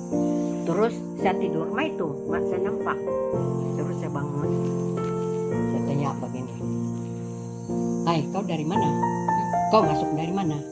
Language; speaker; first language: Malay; non-native, local second language; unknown